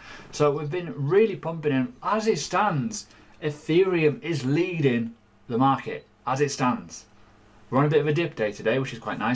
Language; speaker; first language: English; native; English